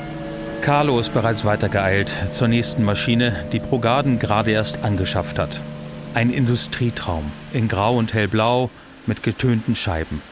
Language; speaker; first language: German; native; German